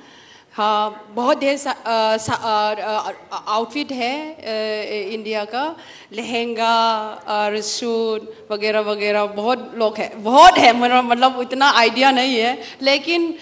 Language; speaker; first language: Hindi; non-native, local second language; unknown